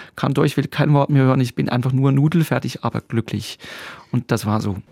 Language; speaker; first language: German; native; German